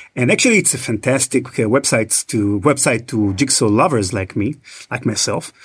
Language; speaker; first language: English; non-native, fluent; Hebrew